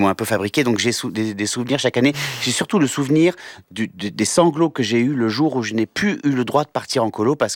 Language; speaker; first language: French; native; French